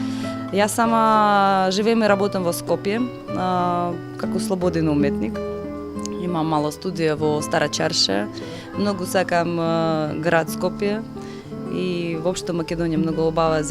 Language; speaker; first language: Macedonian; non-native, learner; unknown